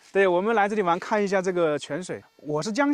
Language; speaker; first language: Chinese; native; Chinese